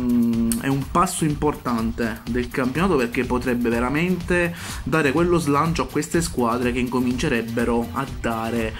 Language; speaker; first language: Italian; native; Italian